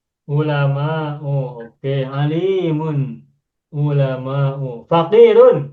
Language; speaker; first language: Arabic; non-native, fluent; Indonesian